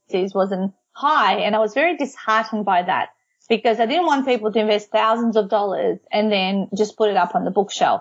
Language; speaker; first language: English; non-native, fluent; Macedonian